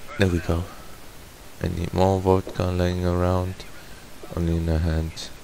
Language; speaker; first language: English; non-native, fluent; Afrikaans